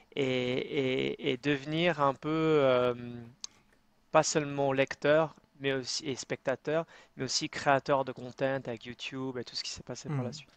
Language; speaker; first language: French; native; French